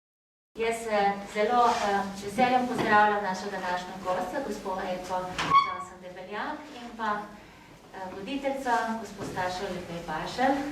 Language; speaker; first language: Slovenian; native; Slovenian